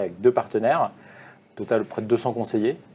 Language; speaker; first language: French; native; French